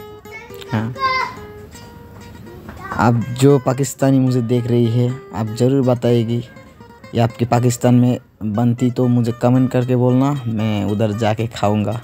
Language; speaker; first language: Hindi; non-native, learner; Bangla